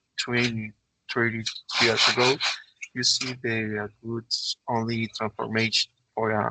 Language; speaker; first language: English; non-native, learner; Spanish